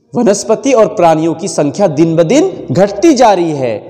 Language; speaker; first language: Hindi; non-native, local second language; Marathi